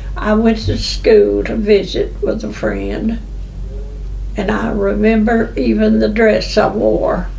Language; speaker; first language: English; native; English